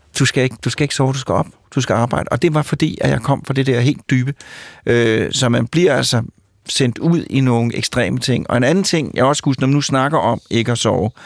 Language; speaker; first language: Danish; native; Danish